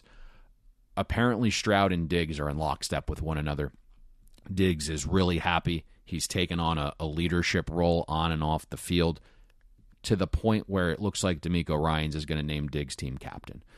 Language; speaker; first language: English; native; English